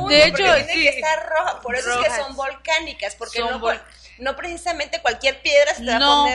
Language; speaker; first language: Spanish; native; Spanish